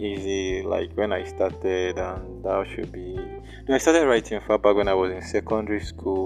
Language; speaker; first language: English; non-native, local second language; Igbo